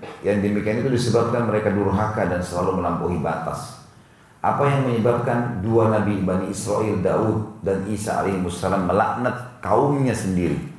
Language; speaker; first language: Indonesian; native; Indonesian